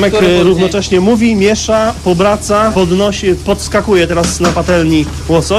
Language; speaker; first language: Polish; native; Polish